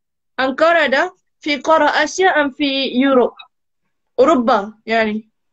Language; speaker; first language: Arabic; non-native, learner; Malay